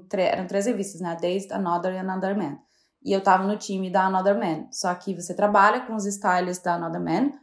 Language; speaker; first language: Portuguese; native; Portuguese